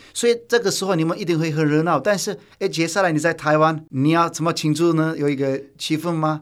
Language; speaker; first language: Chinese; non-native, fluent; Turkish